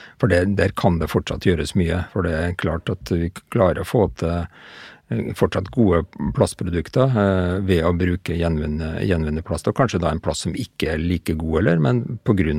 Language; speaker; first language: Norwegian; native; Norwegian